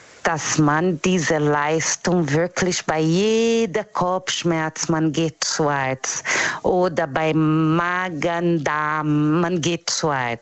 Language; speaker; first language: German; non-native, fluent; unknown